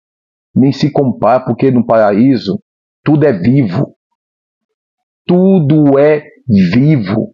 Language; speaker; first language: Portuguese; native; Portuguese